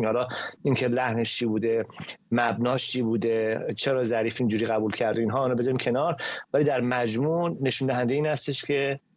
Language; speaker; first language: Persian; native; Persian